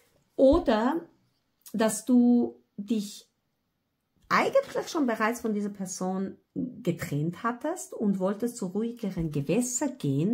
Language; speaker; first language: German; non-native, fluent; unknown